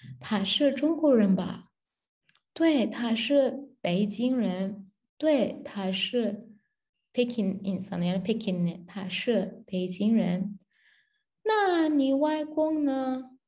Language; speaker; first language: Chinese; non-native, learner; Turkish